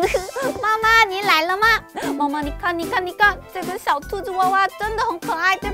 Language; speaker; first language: Chinese; non-native, fluent; Korean